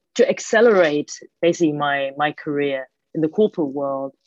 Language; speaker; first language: English; early bilingual, other home language; Cantonese